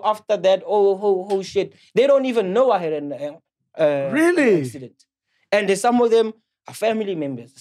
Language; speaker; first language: English; non-native, local second language; Zulu